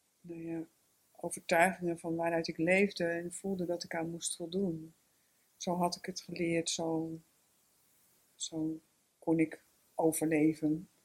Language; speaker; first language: Dutch; native; Dutch